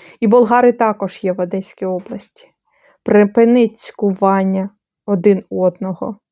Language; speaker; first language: Ukrainian; non-native, fluent; Bulgarian